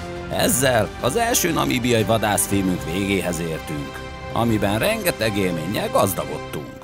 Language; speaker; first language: Hungarian; native; Hungarian